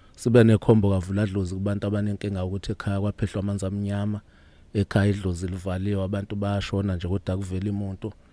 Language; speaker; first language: Zulu; native; Zulu